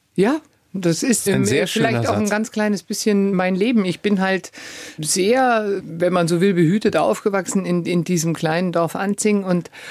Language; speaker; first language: German; native; German